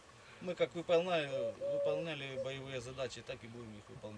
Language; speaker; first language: Russian; native; Russian